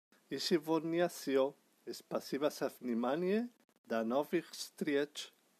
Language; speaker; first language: Russian; non-native, learner; Spanish